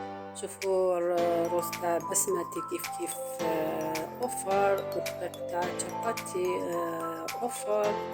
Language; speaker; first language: Arabic; non-native, local second language; Kabyle